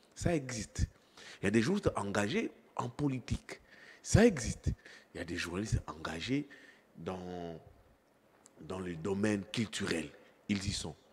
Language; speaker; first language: French; non-native, local second language; Lingala